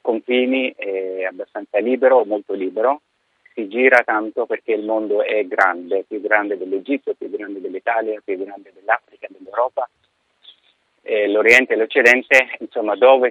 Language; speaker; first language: Italian; non-native, fluent; Arabic